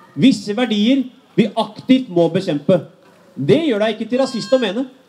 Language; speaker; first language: Norwegian; early bilingual, other home language; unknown